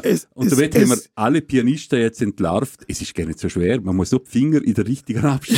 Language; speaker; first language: German; native; German